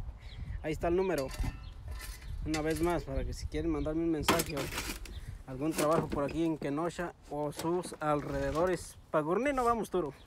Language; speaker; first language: Spanish; native; Spanish